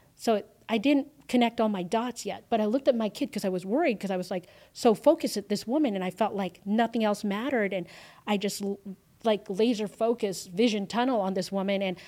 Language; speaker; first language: English; early bilingual, other home language; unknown